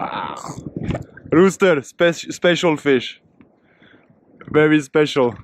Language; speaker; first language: English; non-native, learner; French